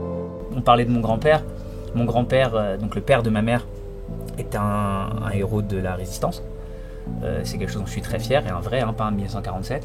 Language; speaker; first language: French; native; French